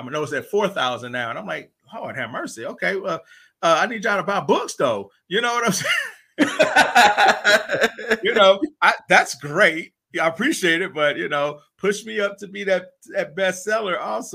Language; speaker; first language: English; native; English